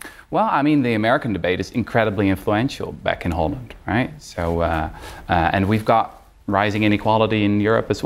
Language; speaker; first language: English; non-native, fluent; Dutch